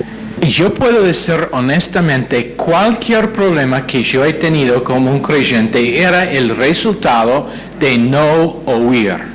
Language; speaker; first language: Spanish; non-native, fluent; English